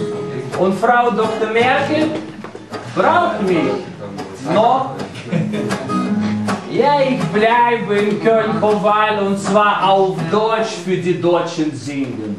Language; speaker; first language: German; non-native, fluent; Russian